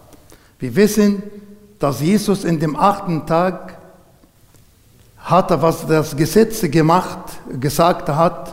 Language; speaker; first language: German; non-native, learner; Arabic